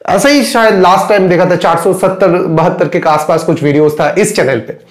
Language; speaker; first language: Hindi; non-native, local second language; Bangla